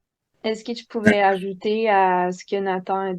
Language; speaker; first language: French; native; French